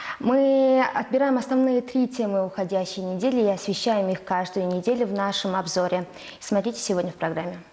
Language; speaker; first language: Russian; non-native, fluent; Mongolian